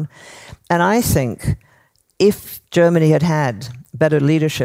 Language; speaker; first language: English; native; English